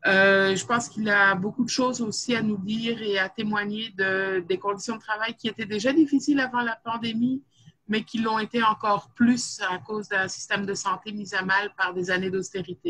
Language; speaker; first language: French; native; French